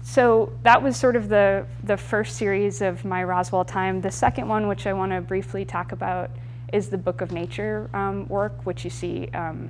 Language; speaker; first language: English; native; English